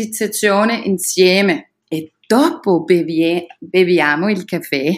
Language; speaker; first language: Italian; non-native, learner; Danish